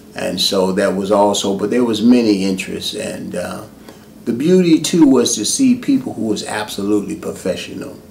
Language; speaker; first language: English; native; English